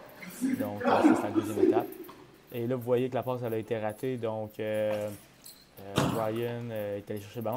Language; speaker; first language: French; native; French